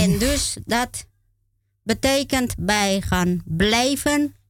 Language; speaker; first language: Dutch; non-native, learner; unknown